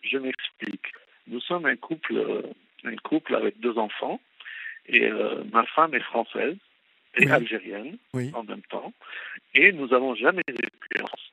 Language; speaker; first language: French; non-native, local second language; Arabic